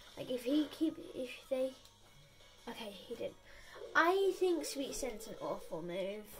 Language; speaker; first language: English; native; English